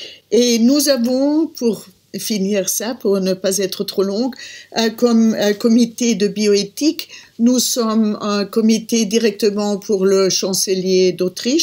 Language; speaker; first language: French; non-native, fluent; German